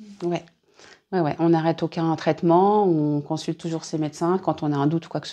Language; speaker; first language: French; native; French